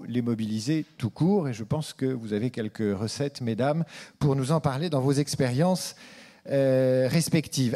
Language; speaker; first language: French; native; French